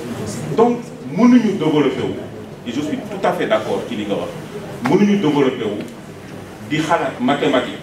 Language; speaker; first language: French; non-native, local second language; Wolof